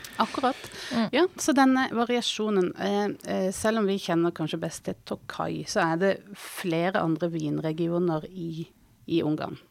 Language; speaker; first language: Norwegian; native; Norwegian